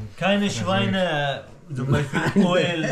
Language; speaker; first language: German; non-native, learner; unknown